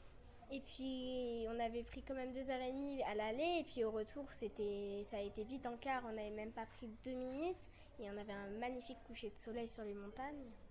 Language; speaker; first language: French; native; French